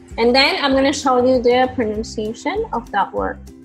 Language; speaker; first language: English; non-native, fluent; Spanish